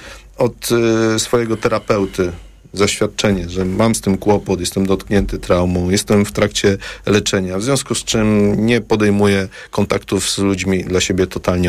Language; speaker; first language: Polish; native; Polish